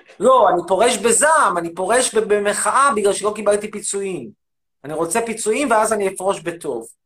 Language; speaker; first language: Hebrew; native; Hebrew